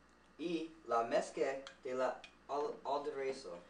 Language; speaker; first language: Spanish; non-native, learner; English